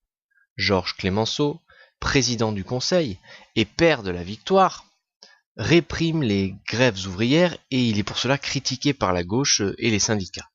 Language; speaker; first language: French; native; French